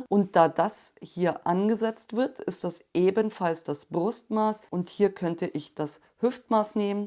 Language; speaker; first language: German; native; German